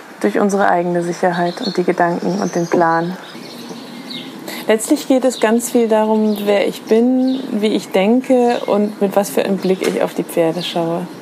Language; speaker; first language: German; native; German